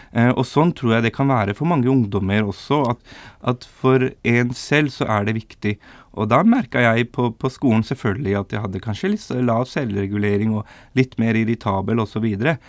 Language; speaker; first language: Norwegian; early bilingual, other home language; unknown